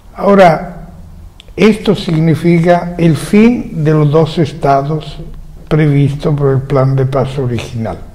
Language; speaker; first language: Spanish; non-native, fluent; Italian